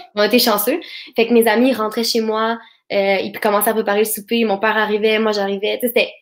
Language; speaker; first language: French; native; French